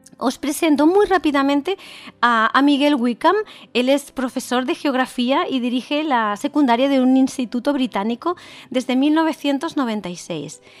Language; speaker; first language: Spanish; native; Spanish